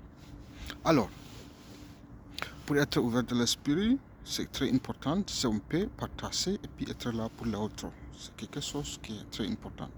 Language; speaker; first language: French; non-native, learner; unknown